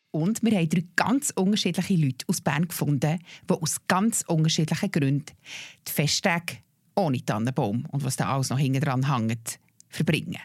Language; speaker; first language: German; native; German